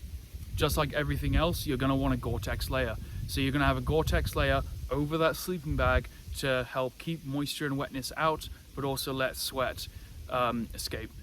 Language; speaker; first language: English; native; English